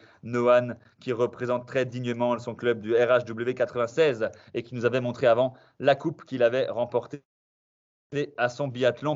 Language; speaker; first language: French; native; French